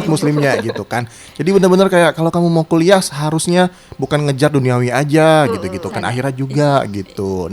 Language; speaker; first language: Indonesian; native; Indonesian